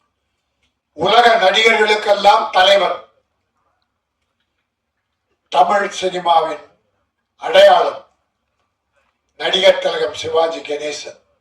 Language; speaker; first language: Tamil; native; Tamil